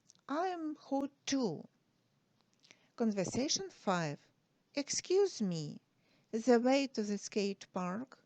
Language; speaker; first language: English; non-native, fluent; Ukrainian